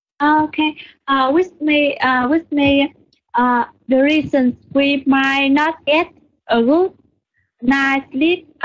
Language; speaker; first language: English; non-native, learner; Vietnamese